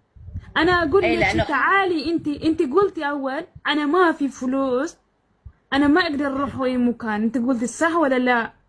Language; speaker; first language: Arabic; non-native, learner; Oromo